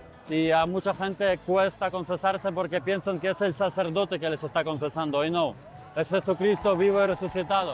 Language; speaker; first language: Spanish; non-native, fluent; Ukrainian